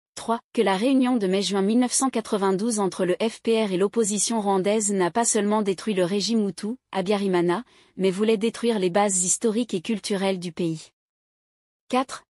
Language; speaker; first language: French; non-native, local second language; Kinyarwanda